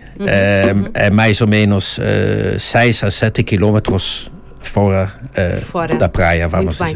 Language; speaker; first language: Portuguese; non-native, fluent; Dutch